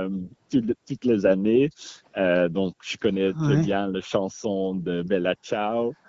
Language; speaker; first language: French; non-native, local second language; Dutch